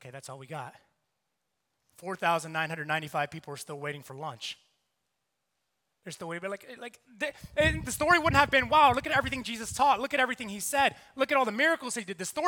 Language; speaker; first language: English; native; English